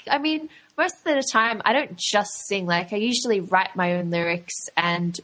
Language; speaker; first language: English; native; English